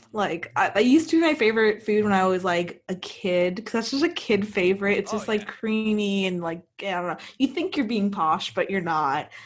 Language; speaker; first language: English; native; English